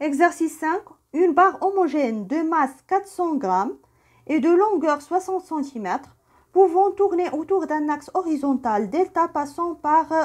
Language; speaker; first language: French; non-native, local second language; Arabic